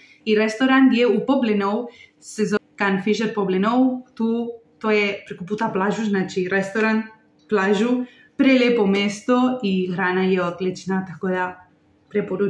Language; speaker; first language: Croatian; non-native, learner; Spanish